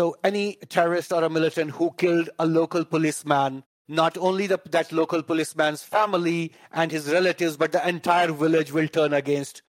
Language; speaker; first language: English; non-native, local second language; Kashmiri